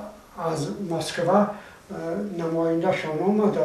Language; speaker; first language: Persian; non-native, local second language; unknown